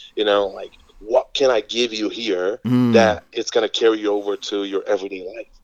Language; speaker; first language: English; non-native, fluent; Portuguese